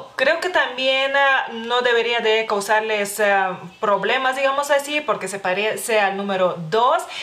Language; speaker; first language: Spanish; non-native, fluent; Lithuanian